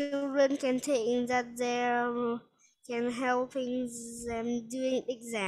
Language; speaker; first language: English; non-native, learner; Vietnamese